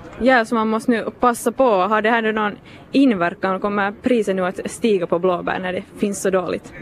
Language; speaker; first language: Swedish; native; Swedish